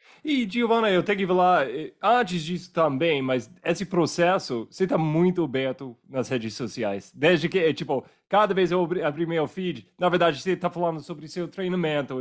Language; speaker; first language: Portuguese; non-native, fluent; English